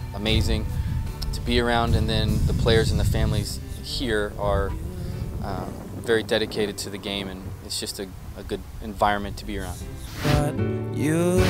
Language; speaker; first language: English; native; English